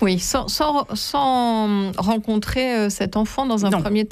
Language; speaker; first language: French; native; French